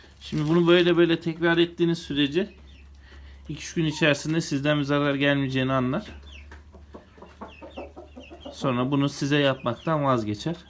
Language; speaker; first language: Turkish; native; Turkish